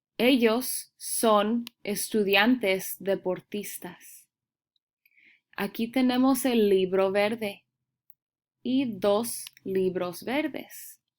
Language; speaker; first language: Spanish; early bilingual, heritage; Spanish